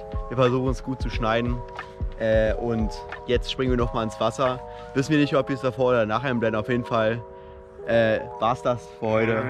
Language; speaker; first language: German; native; German